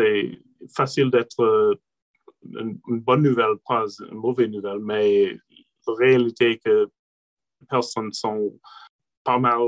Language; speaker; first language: French; non-native, local second language; English